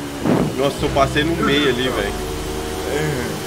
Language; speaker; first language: Portuguese; native; Portuguese